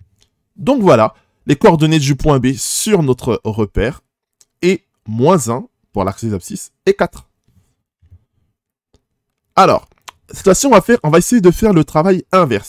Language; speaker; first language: French; native; French